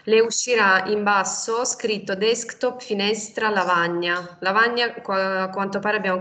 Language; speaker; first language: Italian; native; Italian